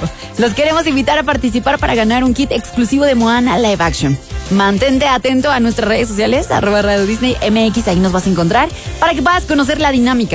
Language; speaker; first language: Spanish; native; Spanish